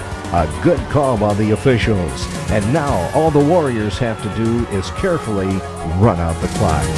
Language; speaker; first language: English; native; English